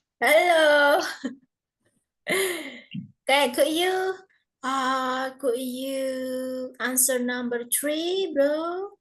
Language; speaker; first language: English; non-native, fluent; Indonesian